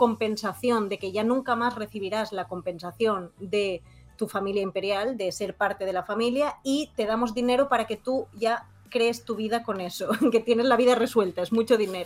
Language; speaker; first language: Spanish; native; Spanish